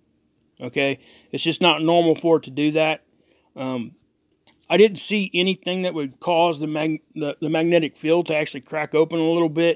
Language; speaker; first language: English; native; English